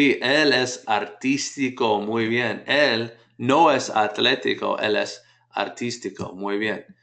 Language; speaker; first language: Spanish; non-native, fluent; English